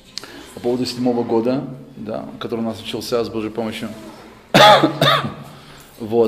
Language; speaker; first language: Russian; native; Russian